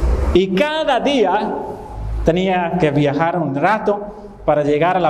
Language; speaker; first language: Spanish; non-native, fluent; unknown